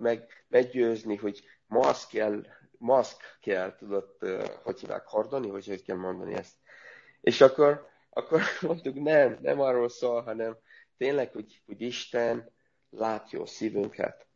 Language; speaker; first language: Hungarian; non-native, learner; Romanian